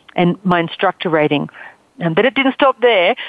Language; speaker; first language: English; native; English